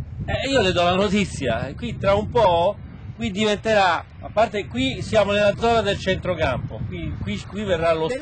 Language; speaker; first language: Italian; native; Italian